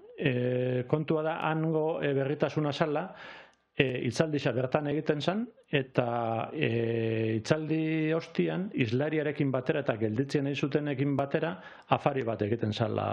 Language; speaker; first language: Basque; native; Basque